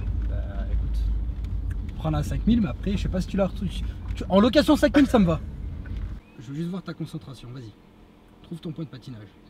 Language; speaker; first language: French; native; French